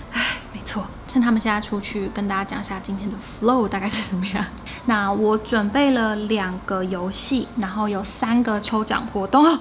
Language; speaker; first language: Chinese; native; Chinese